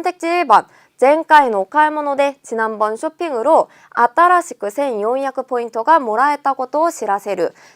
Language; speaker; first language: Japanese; non-native, fluent; Korean